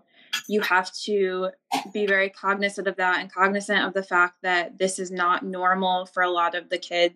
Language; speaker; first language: English; native; English